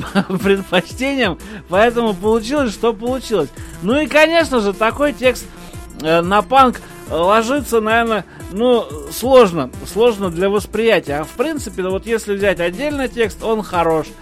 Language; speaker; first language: Russian; native; Russian